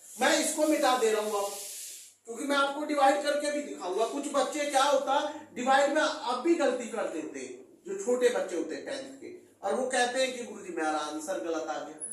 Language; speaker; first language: Hindi; native; Hindi